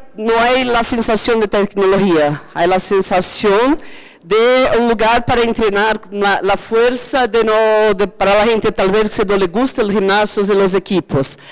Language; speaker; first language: Spanish; non-native, fluent; Portuguese